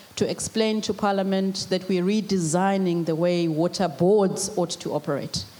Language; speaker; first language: English; non-native, local second language; Zulu